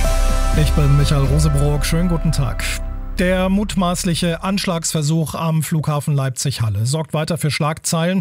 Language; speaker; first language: German; native; German